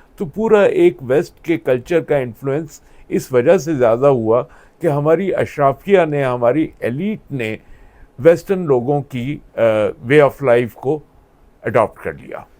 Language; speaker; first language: Urdu; native; Urdu